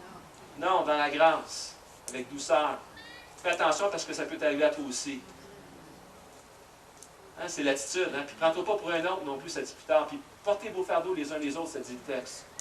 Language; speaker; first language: French; native; French